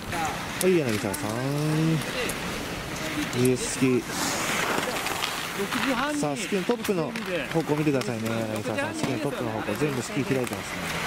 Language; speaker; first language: Japanese; native; Japanese